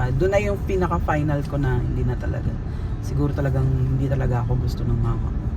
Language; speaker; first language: Filipino; native; Filipino